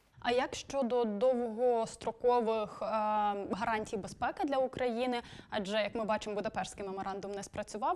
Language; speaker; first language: Ukrainian; native; Ukrainian